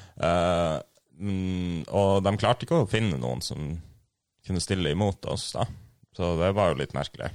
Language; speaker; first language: Norwegian; native; Norwegian